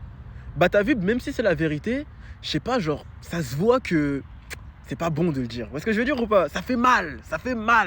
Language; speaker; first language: French; native; French